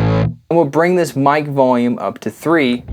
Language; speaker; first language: English; native; English